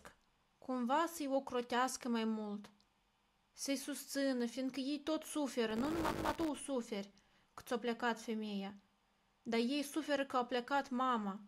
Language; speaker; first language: Romanian; native; Romanian